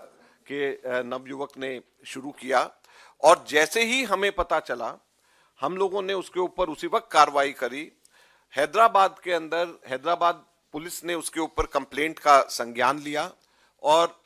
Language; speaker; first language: Hindi; native; Hindi